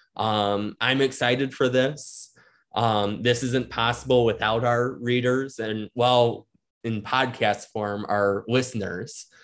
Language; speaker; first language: English; native; English